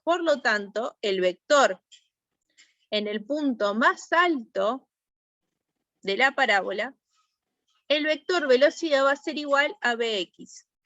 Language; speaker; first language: Spanish; native; Spanish